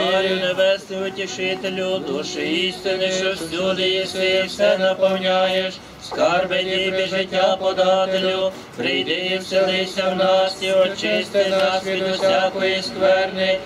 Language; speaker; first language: Ukrainian; native; Ukrainian